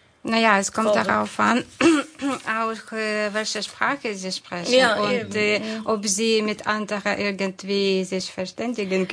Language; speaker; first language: German; non-native, fluent; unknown